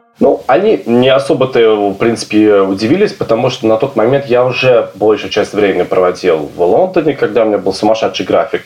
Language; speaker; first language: Russian; native; Russian